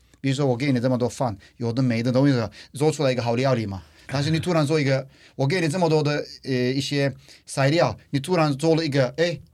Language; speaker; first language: Chinese; non-native, fluent; Turkish